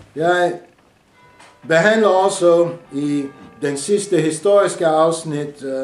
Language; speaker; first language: Danish; non-native, fluent; English